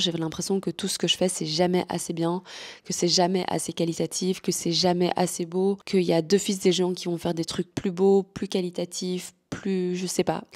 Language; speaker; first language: French; native; French